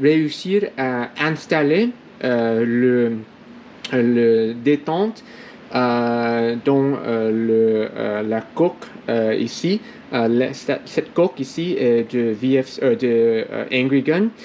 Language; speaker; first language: French; non-native, learner; English